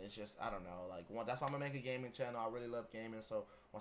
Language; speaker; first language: English; native; English